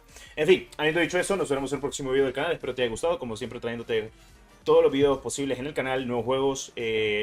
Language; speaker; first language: Spanish; native; Spanish